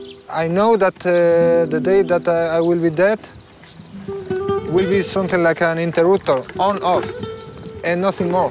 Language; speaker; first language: English; non-native, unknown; Spanish